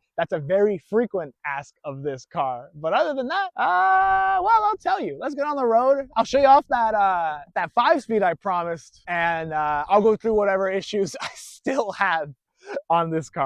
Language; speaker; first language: English; native; English